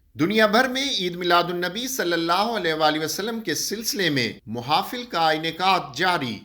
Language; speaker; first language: Urdu; native; Urdu